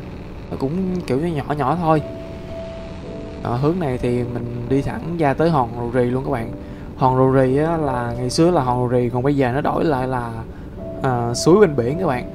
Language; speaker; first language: Vietnamese; native; Vietnamese